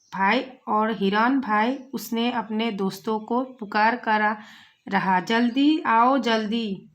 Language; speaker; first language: Hindi; non-native, local second language; Assamese